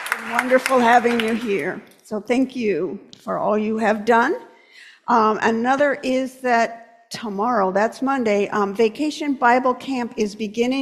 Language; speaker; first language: English; native; English